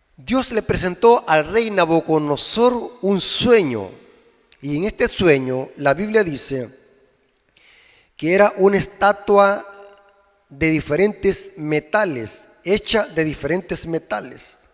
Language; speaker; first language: Spanish; native; Spanish